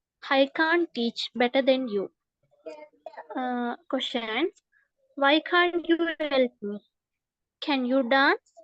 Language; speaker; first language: English; non-native, learner; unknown